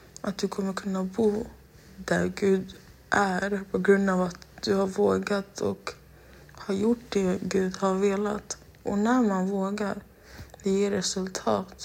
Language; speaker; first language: Swedish; non-native, local second language; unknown